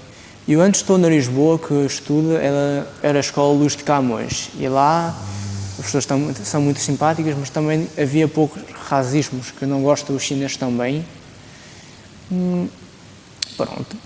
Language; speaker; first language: Portuguese; early bilingual, other home language; Chinese